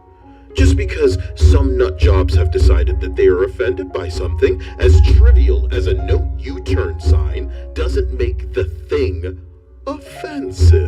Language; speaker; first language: English; native; English